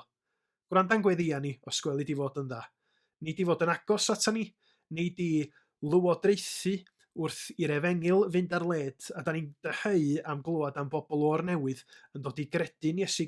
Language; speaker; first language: Welsh; native; Welsh